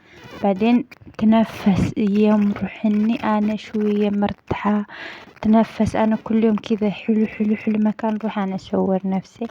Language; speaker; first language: Arabic; non-native, learner; Amharic